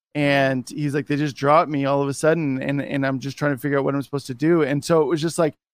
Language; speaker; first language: English; native; English